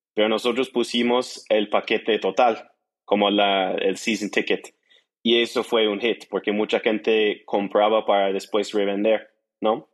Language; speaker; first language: Spanish; non-native, fluent; English